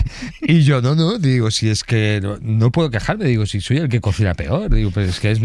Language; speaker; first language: Spanish; native; Spanish